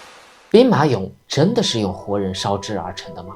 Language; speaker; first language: Chinese; native; Chinese